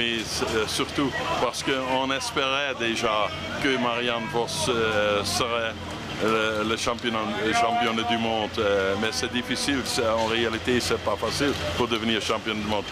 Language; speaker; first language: French; non-native, fluent; Dutch